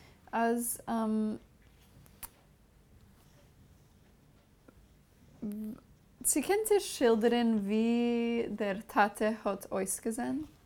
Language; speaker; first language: German; non-native, fluent; English